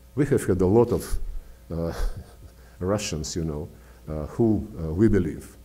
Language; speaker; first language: English; non-native, fluent; Russian